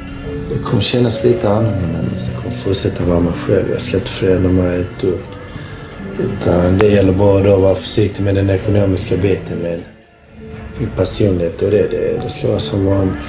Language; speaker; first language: Swedish; early bilingual, other home language; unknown